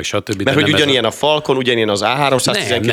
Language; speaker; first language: Hungarian; native; Hungarian